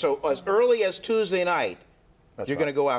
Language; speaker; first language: English; native; English